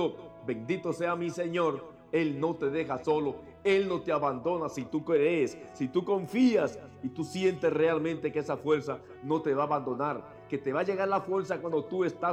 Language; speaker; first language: Spanish; native; Spanish